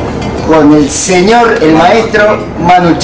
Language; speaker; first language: Spanish; native; Spanish